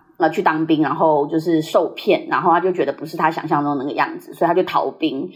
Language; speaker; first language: Chinese; early bilingual, heritage; Chinese